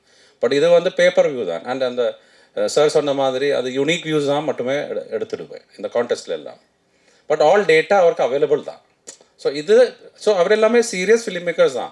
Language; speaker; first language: Tamil; non-native, fluent; Malayalam